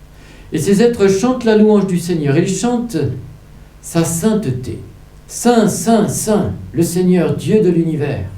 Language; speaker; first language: French; native; French